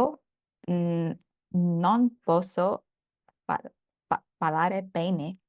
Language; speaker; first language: Italian; non-native, learner; Thai